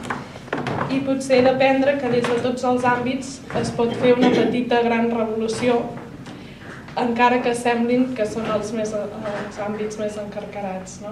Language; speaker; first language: Catalan; native; Catalan